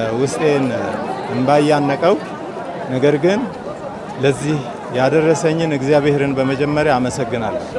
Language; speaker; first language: Amharic; non-native, local second language; Wolaytta